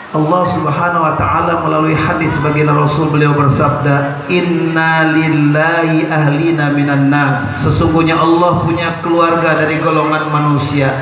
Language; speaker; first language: Indonesian; non-native, local second language; Malay